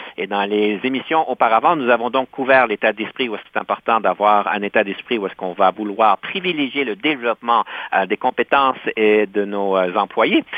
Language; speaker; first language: French; native; French